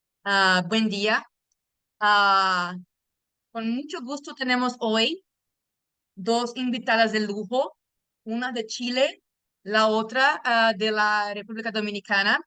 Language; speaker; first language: Spanish; non-native, fluent; Portuguese